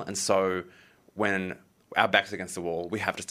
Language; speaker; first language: English; native; English